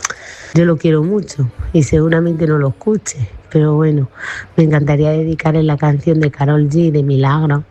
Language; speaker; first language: Spanish; native; Spanish